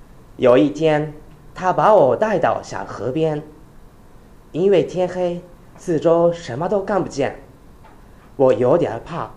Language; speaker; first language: Chinese; non-native, fluent; Japanese